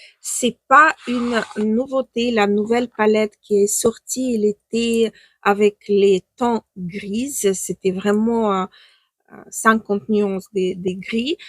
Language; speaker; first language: French; non-native, fluent; Ukrainian